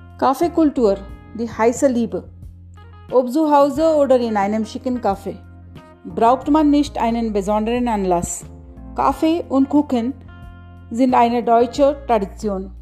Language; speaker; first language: German; non-native, learner; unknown